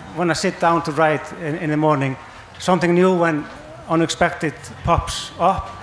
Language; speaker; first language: English; non-native, fluent; Icelandic